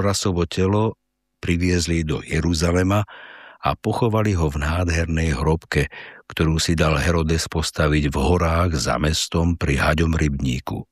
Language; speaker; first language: Slovak; native; Slovak